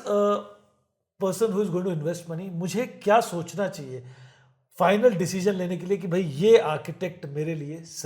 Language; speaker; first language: Hindi; native; Hindi